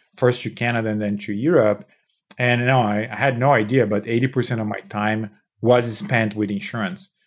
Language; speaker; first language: English; non-native, fluent; Portuguese